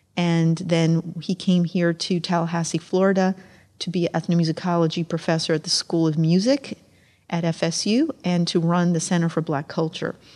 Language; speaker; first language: English; early bilingual, other home language; Amharic